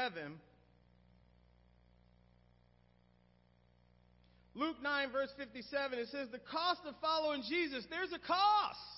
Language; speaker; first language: English; native; English